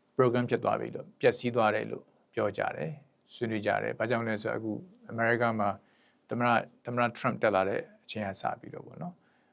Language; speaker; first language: Burmese; native; Burmese